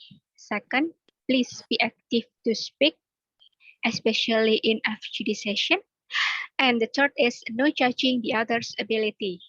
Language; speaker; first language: English; non-native, learner; Indonesian